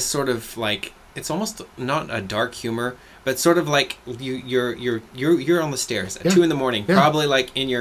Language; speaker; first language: English; non-native, fluent; French